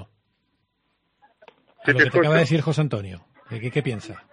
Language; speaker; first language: Spanish; native; Spanish